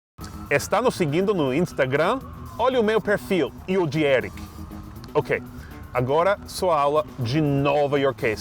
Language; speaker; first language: Portuguese; non-native, fluent; English